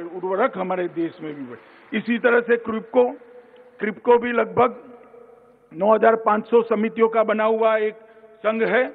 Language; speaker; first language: Hindi; non-native, local second language; Gujarati